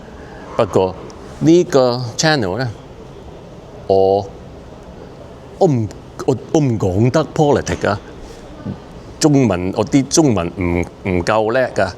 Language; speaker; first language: Cantonese; early bilingual, heritage; Cantonese